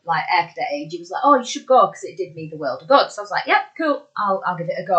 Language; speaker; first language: English; native; English